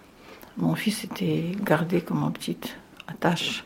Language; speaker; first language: French; non-native, fluent; Russian